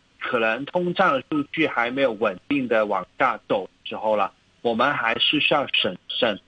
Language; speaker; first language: Chinese; non-native, local second language; Cantonese